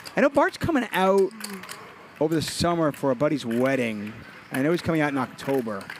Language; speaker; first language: English; native; English